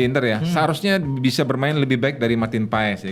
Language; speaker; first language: Indonesian; native; Indonesian